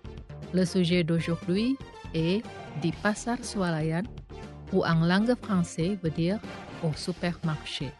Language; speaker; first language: French; non-native, fluent; Indonesian